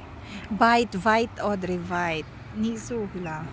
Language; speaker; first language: German; non-native, learner; Filipino